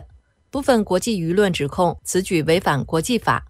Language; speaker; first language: Chinese; native; Chinese